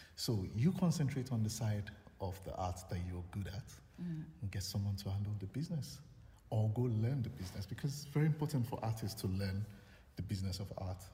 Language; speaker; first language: English; non-native, local second language; Yoruba